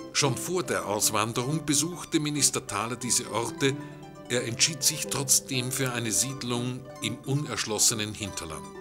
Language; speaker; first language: German; native; German